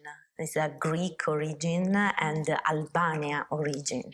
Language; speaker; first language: English; non-native, learner; Italian